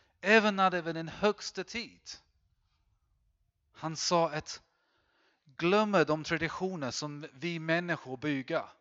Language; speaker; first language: Swedish; non-native, fluent; English